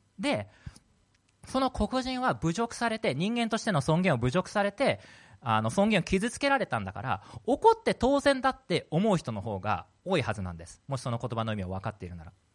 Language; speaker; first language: Japanese; native; Japanese